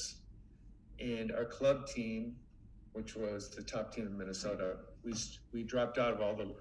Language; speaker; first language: English; native; English